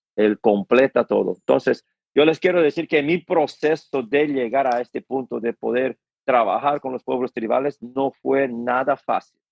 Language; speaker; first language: Spanish; non-native, fluent; Korean